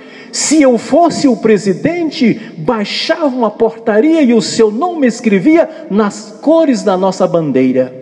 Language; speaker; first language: Portuguese; native; Portuguese